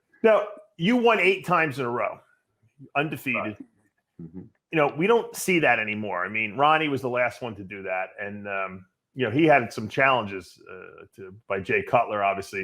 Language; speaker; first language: English; native; English